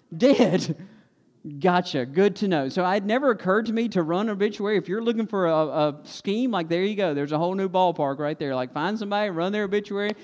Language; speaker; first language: English; native; English